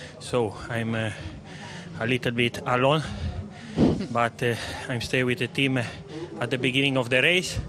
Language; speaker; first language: English; non-native, learner; Italian